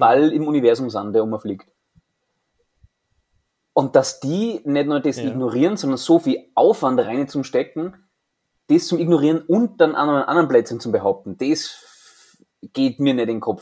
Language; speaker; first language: German; native; German